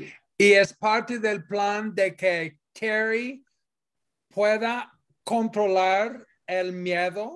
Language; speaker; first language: Spanish; non-native, fluent; English